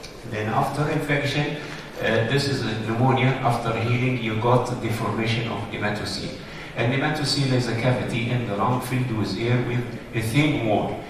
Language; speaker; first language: English; non-native, fluent; Arabic